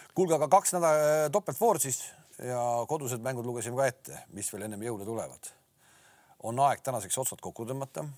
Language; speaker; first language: Estonian; native; Estonian